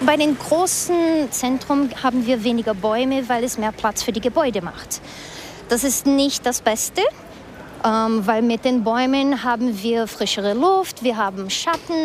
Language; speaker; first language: German; non-native, fluent; Portuguese